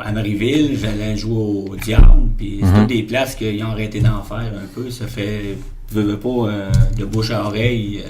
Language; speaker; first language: French; native; French